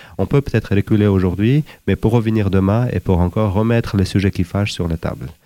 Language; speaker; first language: French; non-native, fluent; Uzbek